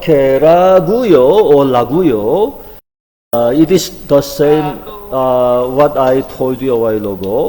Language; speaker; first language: English; non-native, fluent; Korean